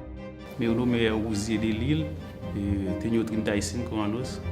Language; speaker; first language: Portuguese; non-native, learner; Haitian Creole